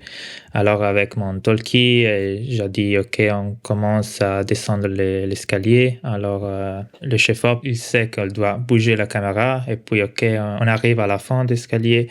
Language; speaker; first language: French; non-native, local second language; Italian